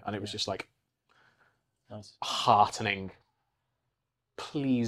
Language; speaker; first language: English; native; English